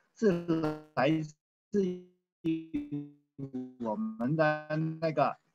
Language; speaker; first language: Chinese; native; Chinese